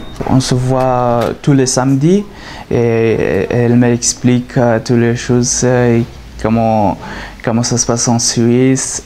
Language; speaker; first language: French; non-native, fluent; Persian